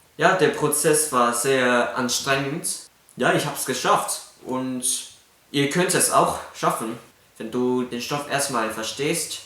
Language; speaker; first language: German; non-native, fluent; Cantonese